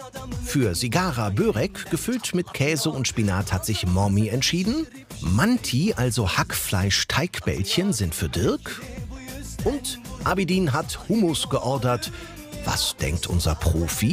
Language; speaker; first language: German; native; German